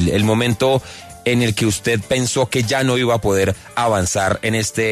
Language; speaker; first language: Spanish; native; Spanish